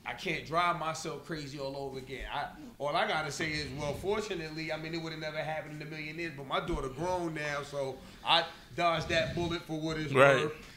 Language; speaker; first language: English; native; English